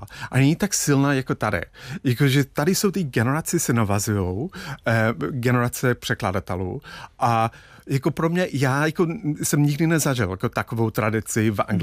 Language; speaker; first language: Czech; non-native, fluent; English